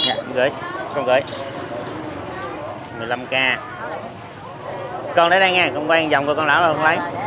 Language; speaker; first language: Vietnamese; native; Vietnamese